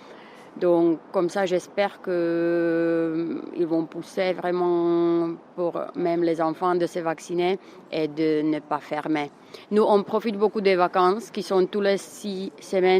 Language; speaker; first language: French; non-native, fluent; Czech